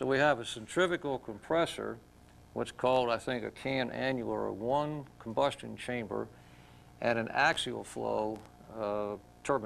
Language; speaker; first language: English; native; English